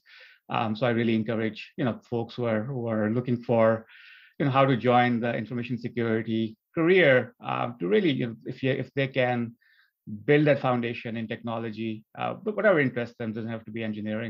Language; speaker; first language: English; non-native, local second language; Urdu